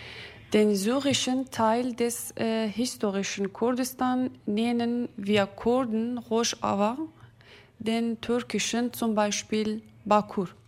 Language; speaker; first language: German; non-native, fluent; Kurdish